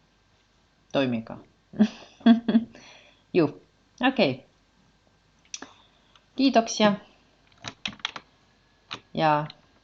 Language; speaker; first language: Finnish; non-native, learner; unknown